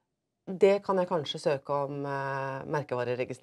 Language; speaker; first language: Norwegian; native; Norwegian